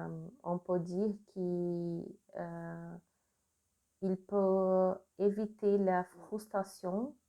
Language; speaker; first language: French; non-native, learner; Portuguese